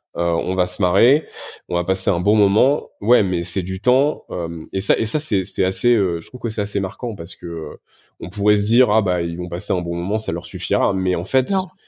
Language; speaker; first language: French; native; French